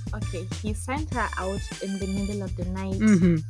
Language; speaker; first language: English; non-native, local second language; Hausa